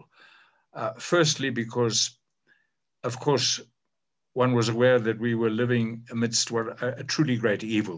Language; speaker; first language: English; native; English